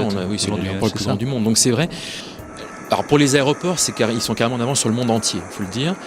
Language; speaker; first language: French; native; French